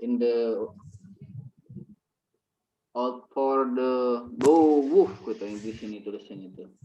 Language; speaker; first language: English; non-native, fluent; Indonesian